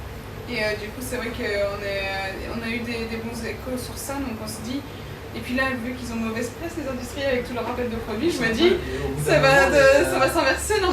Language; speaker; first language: French; native; French